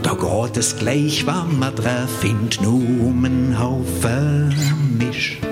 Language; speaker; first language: German; native; German